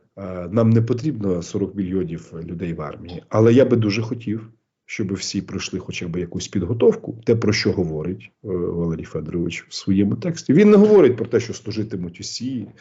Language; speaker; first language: Ukrainian; native; Ukrainian